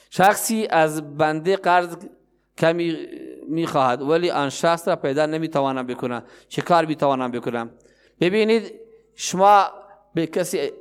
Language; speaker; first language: Persian; non-native, local second language; Baluchi